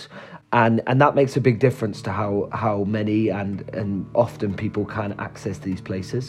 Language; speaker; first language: English; native; English